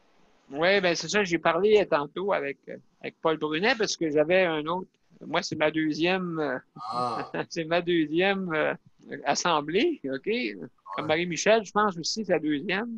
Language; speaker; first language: French; native; French